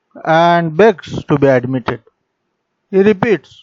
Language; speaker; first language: English; non-native, local second language; Marathi